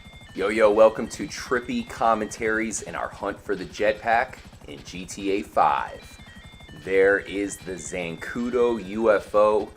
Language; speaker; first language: English; native; English